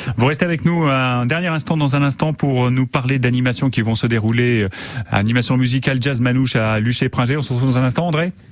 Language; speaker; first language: French; native; French